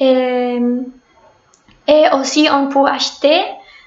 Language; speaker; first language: French; non-native, fluent; Spanish